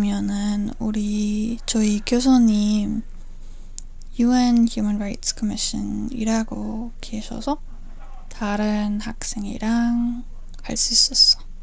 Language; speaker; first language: Korean; non-native, learner; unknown